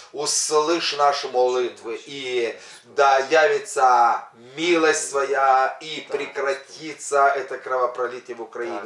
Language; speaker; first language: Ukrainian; non-native, local second language; Russian